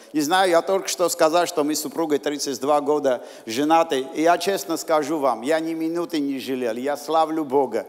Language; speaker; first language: Russian; non-native, local second language; Armenian